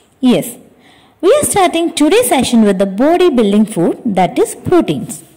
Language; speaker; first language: English; non-native, local second language; Telugu